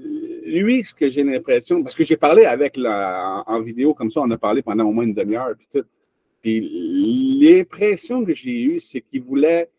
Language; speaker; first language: French; native; French